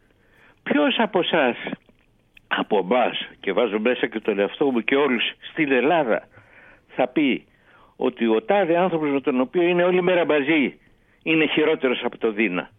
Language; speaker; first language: Greek; native; Greek